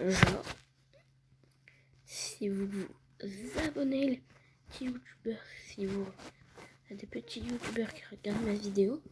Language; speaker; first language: French; native; French